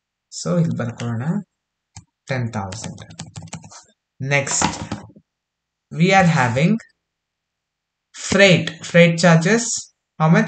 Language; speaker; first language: English; non-native, local second language; Kannada